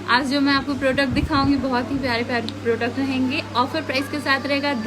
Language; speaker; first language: Hindi; non-native, local second language; Telugu